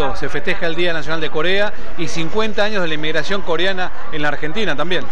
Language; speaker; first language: Spanish; native; Spanish